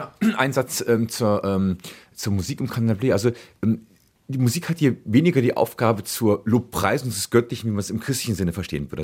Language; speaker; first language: German; native; German